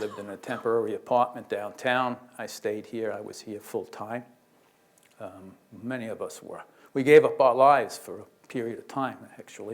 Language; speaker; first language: English; native; English